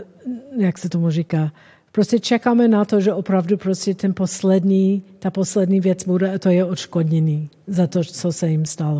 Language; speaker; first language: Czech; non-native, fluent; English